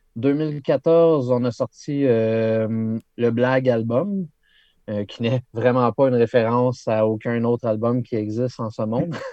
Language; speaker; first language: French; native; French